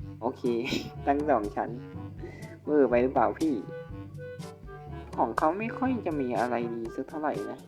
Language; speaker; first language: Thai; native; Thai